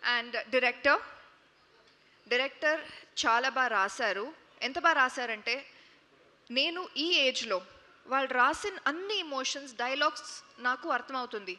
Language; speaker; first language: Telugu; non-native, local second language; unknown